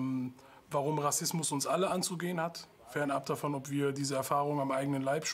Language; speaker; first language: German; native; German